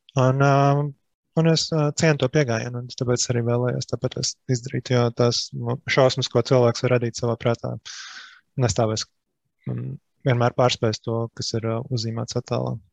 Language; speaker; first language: Latvian; native; Latvian